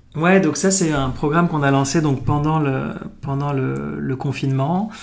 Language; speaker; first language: French; non-native, local second language; Arabic